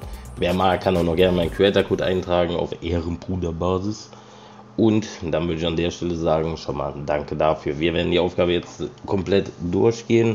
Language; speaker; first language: German; native; German